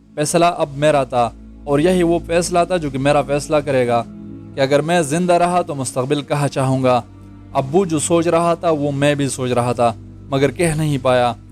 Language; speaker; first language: Urdu; non-native, local second language; Pashto